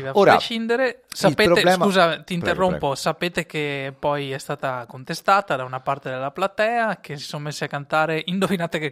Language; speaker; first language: Italian; native; Italian